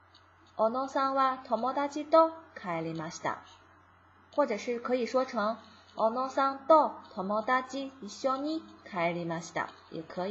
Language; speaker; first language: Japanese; non-native, fluent; Chinese